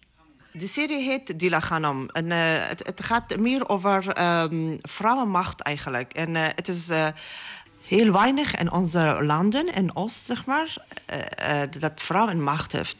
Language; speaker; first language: Dutch; non-native, learner; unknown